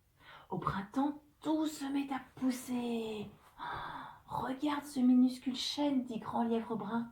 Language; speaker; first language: French; native; French